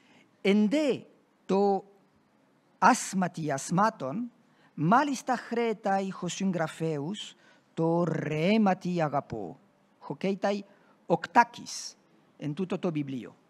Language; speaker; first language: Greek; non-native, fluent; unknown